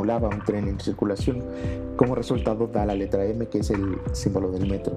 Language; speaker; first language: Spanish; native; Spanish